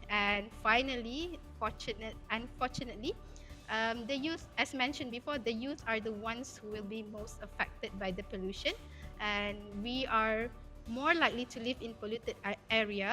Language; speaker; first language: English; non-native, fluent; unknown